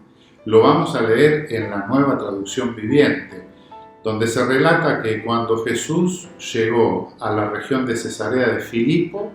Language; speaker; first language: Spanish; native; Spanish